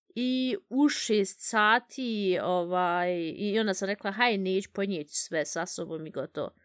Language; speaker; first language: Bosnian; early bilingual, heritage; Bosnian